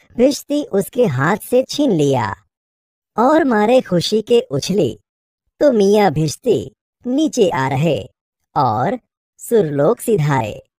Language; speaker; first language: Hindi; non-native, local second language; Gujarati